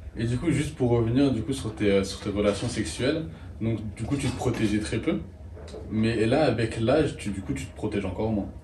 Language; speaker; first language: French; native; French